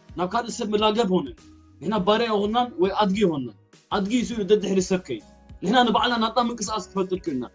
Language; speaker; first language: Tigrinya; early bilingual, heritage; Tigrinya